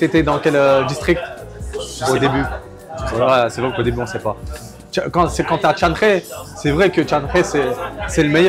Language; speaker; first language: French; native; French